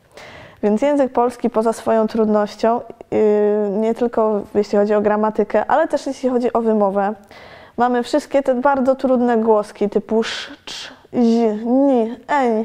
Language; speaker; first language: Polish; native; Polish